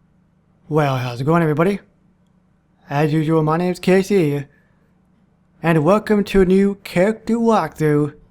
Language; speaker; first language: English; native; English